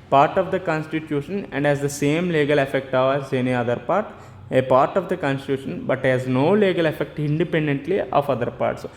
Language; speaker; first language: English; non-native, local second language; Telugu